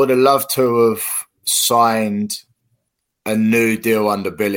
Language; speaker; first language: English; native; English